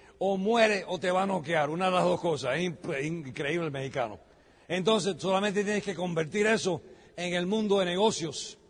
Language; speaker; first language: Spanish; early bilingual, heritage; Spanish